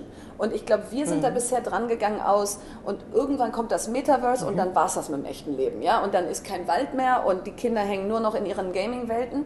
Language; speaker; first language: German; native; German